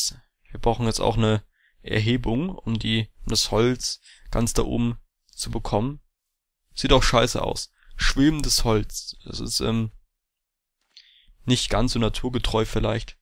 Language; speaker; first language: German; native; German